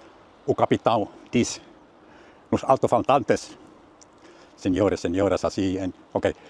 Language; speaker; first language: Portuguese; non-native, learner; Finnish